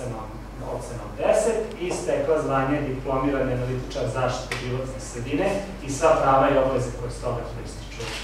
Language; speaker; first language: Serbian; native; Serbian